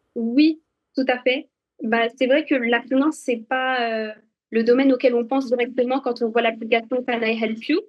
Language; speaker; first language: French; non-native, local second language; Arabic